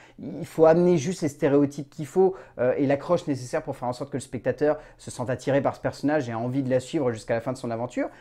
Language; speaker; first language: French; native; French